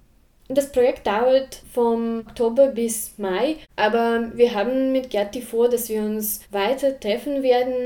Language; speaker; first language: German; non-native, fluent; Russian